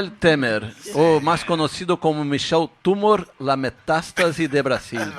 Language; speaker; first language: Spanish; non-native, fluent; Portuguese